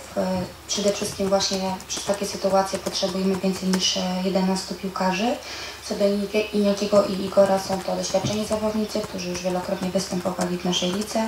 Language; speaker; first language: Polish; native; Polish